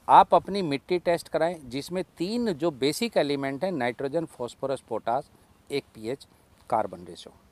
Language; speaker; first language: Hindi; native; Hindi